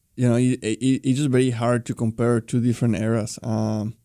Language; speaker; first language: English; non-native, fluent; Spanish